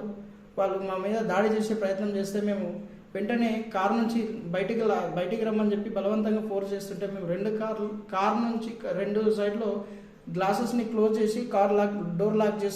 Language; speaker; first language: Telugu; native; Telugu